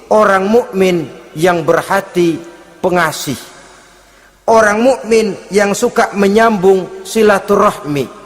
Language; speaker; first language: Indonesian; native; Indonesian